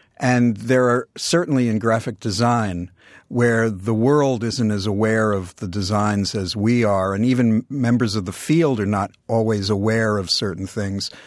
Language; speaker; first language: English; native; English